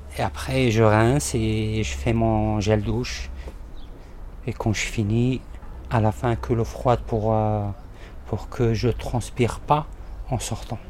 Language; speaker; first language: French; non-native, local second language; Arabic